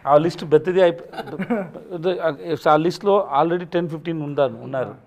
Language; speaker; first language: Telugu; non-native, learner; Tamil